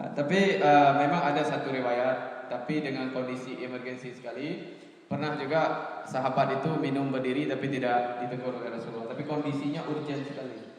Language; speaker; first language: Malay; non-native, local second language; Achinese